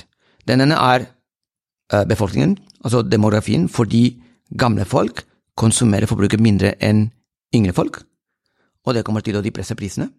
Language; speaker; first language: Swedish; non-native, fluent; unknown